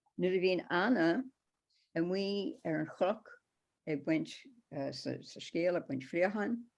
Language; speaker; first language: Irish; native; Irish